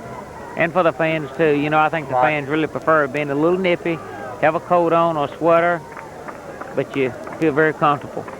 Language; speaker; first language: English; native; English